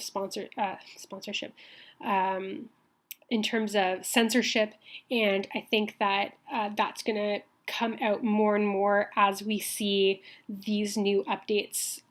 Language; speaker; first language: English; native; English